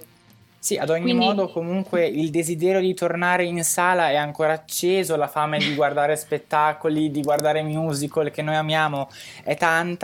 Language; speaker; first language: Italian; native; Italian